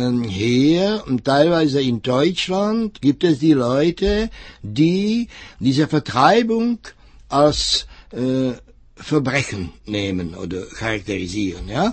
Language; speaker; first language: German; non-native, fluent; Czech